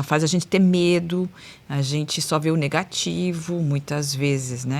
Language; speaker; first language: Portuguese; native; Portuguese